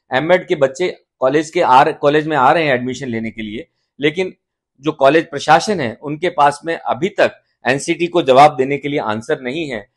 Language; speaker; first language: Hindi; native; Hindi